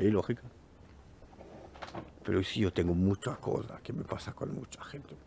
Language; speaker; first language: Spanish; non-native, learner; French